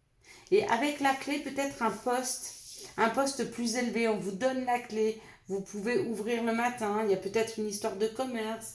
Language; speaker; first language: French; native; French